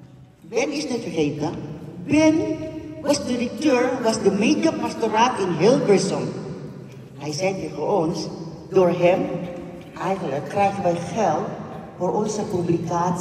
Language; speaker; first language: Dutch; non-native, fluent; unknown